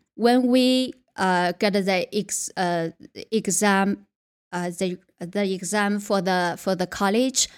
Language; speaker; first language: English; non-native, fluent; Chinese